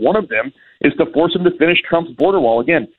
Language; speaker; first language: English; native; English